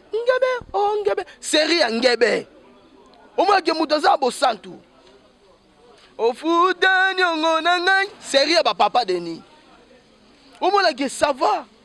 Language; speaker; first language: Lingala; native; Lingala